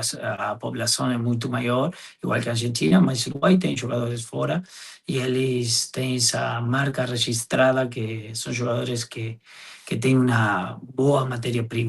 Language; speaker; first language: Portuguese; non-native, fluent; Spanish